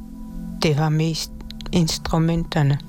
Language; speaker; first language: Danish; non-native, local second language; Kalaallisut